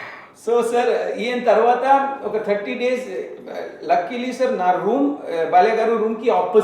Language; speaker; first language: Telugu; non-native, local second language; Hindi